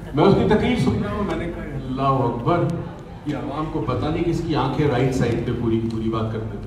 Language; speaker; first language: Urdu; native; Urdu